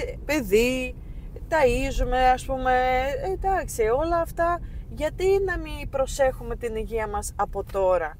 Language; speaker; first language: Greek; non-native, fluent; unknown